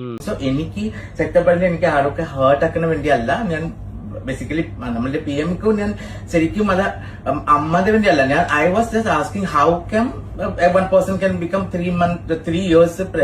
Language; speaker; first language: Malayalam; non-native, learner; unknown